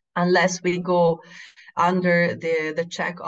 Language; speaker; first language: English; non-native, fluent; Italian